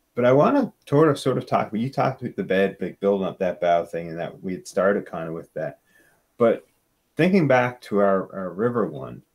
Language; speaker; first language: English; native; English